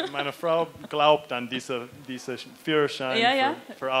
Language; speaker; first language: German; non-native, learner; English